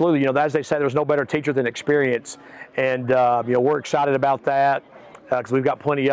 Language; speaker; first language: English; native; English